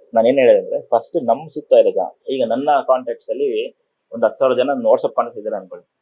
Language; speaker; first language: Kannada; non-native, local second language; Telugu